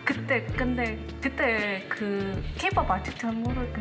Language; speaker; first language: Korean; non-native, fluent; Indonesian